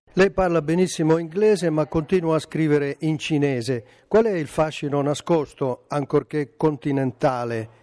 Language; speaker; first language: Italian; native; Italian